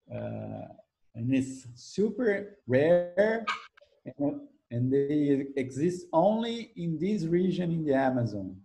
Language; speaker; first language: English; non-native, fluent; Portuguese